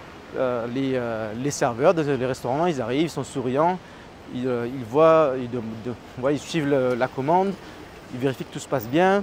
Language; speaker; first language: French; native; French